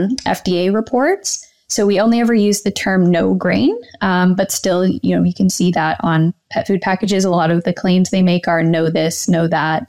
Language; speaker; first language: English; native; English